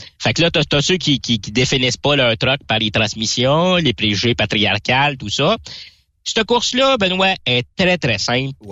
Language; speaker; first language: French; native; French